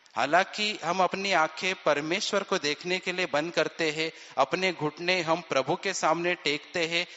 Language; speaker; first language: Hindi; non-native, local second language; Marathi